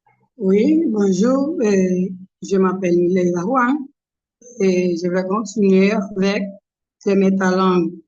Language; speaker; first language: French; non-native, learner; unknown